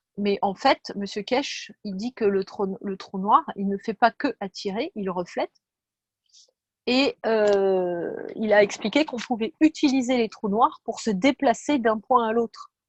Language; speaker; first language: French; native; French